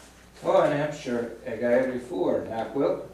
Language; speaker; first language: Irish; non-native, learner; English